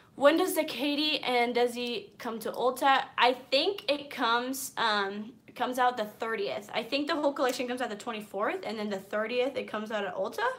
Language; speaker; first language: English; early bilingual, other home language; Spanish